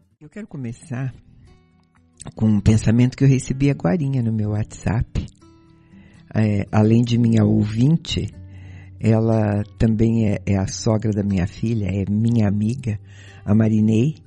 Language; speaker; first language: Portuguese; native; Portuguese